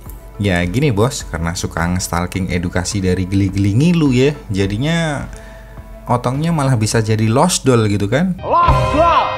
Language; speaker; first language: Indonesian; native; Indonesian